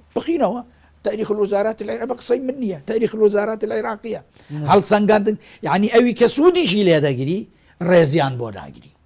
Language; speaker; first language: Central Kurdish; non-native, local second language; Kurdish